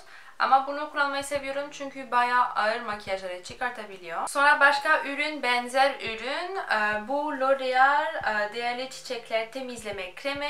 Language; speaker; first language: Turkish; non-native, fluent; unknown